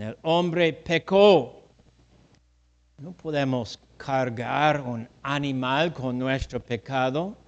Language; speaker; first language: Spanish; non-native, fluent; English